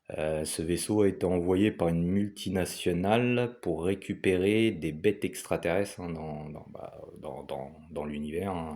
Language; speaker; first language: French; native; French